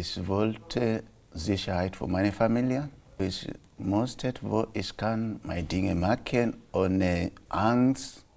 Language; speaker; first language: German; non-native, local second language; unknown